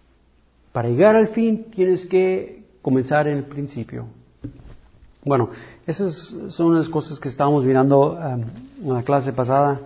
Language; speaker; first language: Spanish; early bilingual, heritage; English